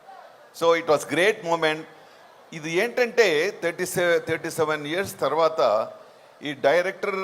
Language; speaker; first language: Telugu; non-native, fluent; Tamil